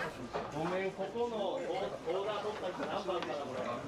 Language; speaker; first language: Japanese; native; Japanese